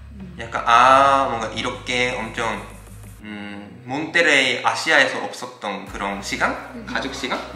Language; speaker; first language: Korean; non-native, fluent; Japanese